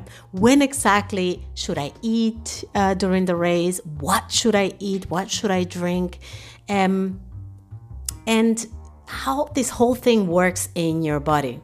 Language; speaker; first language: English; early bilingual, other home language; Spanish